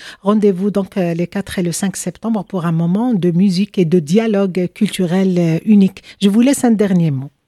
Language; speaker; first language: French; native; French